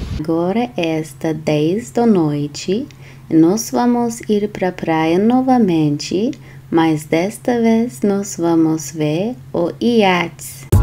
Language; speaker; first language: Portuguese; non-native, learner; Turkish